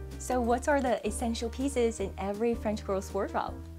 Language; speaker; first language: English; non-native, fluent; Chinese